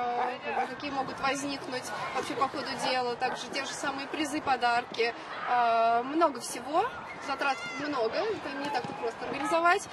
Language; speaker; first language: Russian; native; Russian